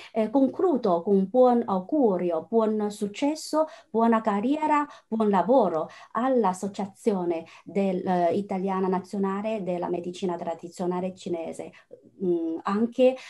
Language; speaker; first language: Italian; non-native, fluent; Chinese